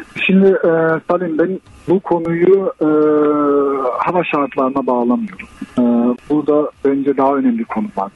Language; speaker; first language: Turkish; early bilingual, heritage; Turkish